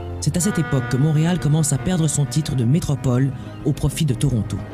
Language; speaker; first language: French; native; French